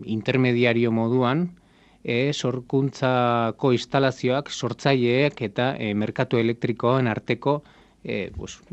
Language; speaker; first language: Basque; native; Basque